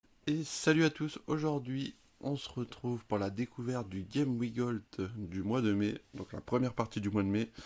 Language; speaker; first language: French; native; French